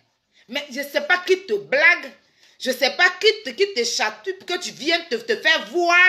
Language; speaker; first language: French; native; French